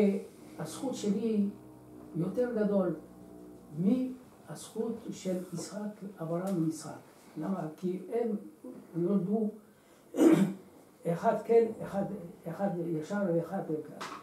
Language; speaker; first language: Hebrew; non-native, fluent; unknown